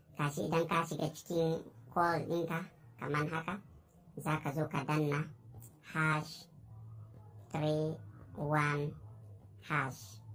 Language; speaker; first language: Hausa; non-native, local second language; Fula